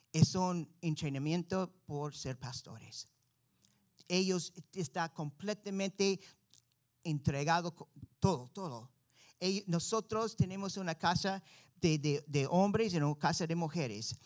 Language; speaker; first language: Spanish; non-native, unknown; English